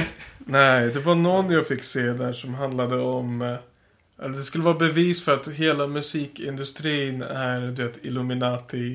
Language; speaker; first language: Swedish; native; Swedish